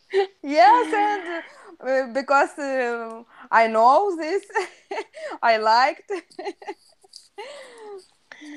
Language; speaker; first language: English; non-native, learner; Russian